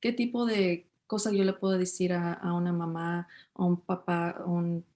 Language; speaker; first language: Spanish; early bilingual, heritage; Spanish